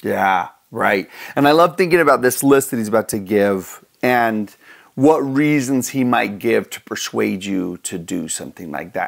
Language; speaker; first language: English; native; English